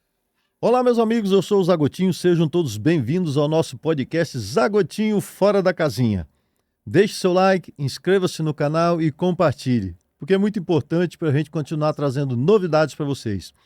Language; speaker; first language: Portuguese; native; Portuguese